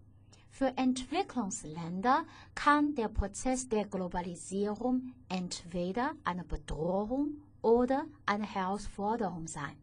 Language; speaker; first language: German; non-native, fluent; Chinese